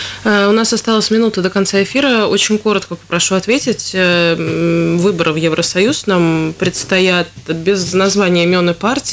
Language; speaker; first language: Russian; native; Russian